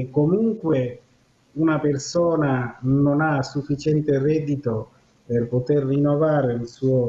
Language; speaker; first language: Italian; non-native, fluent; Bangla